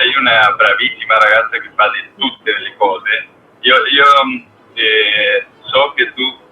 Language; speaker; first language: Italian; non-native, learner; Spanish